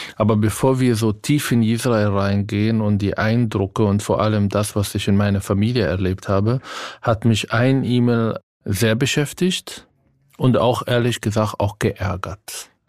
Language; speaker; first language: German; non-native, fluent; Arabic